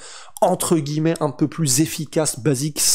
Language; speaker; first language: French; native; French